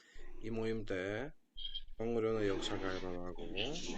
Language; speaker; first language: Korean; non-native, fluent; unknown